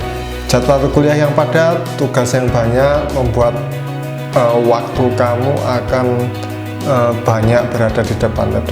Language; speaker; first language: Indonesian; native; Indonesian